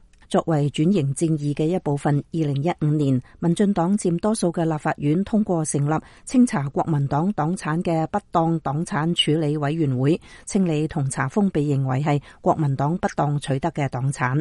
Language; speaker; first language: Chinese; native; Chinese